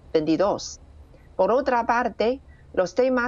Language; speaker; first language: Spanish; non-native, fluent; Chinese